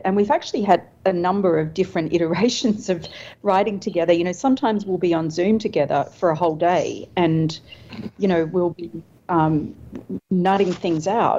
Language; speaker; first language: English; native; English